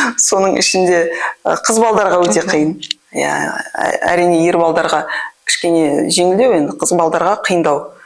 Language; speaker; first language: Kazakh; non-native, local second language; Russian